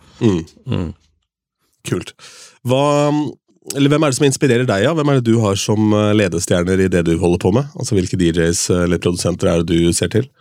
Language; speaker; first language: Norwegian; native; Norwegian